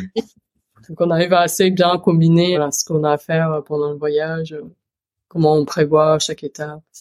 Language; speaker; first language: French; early bilingual, other home language; Chinese